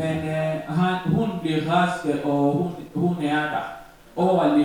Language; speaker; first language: Danish; non-native, learner; French